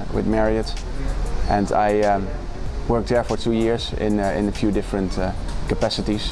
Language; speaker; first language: English; non-native, fluent; Dutch